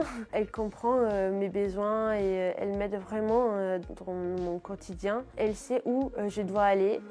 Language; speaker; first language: French; non-native, fluent; Italian